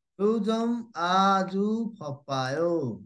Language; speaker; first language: Korean; non-native, learner; Nepali